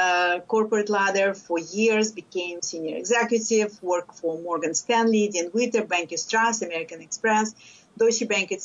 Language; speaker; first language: English; non-native, fluent; Lithuanian